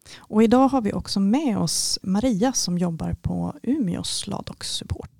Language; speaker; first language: Swedish; native; Swedish